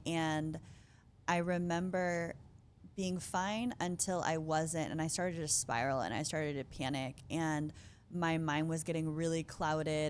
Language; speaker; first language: English; native; English